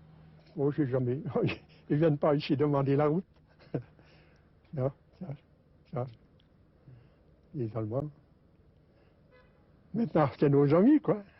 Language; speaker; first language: French; native; French